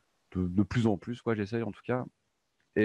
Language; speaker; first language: French; native; French